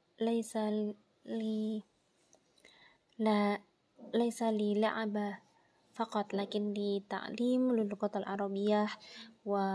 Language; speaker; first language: Arabic; non-native, learner; Indonesian